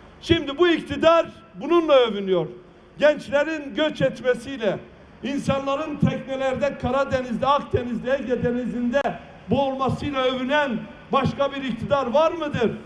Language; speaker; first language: Turkish; non-native, local second language; Kurdish